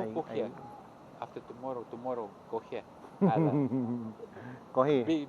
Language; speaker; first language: English; non-native, learner; Thai